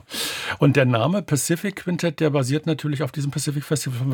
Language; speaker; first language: German; native; German